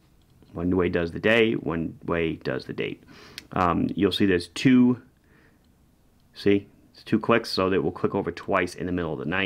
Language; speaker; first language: English; native; English